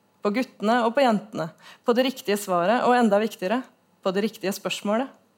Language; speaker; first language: Norwegian; native; Norwegian